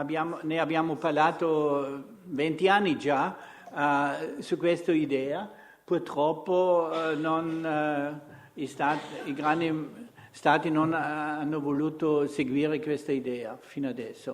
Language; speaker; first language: Italian; non-native, fluent; German